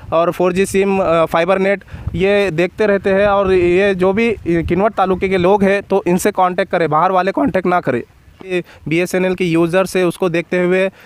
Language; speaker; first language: Hindi; non-native, local second language; Marathi